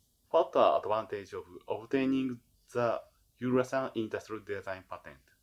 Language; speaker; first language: English; non-native, fluent; Japanese